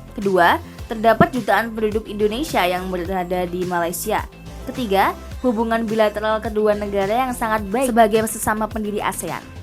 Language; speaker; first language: Indonesian; native; Indonesian